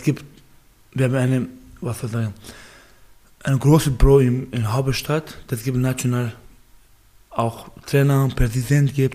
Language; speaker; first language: German; non-native, learner; Baluchi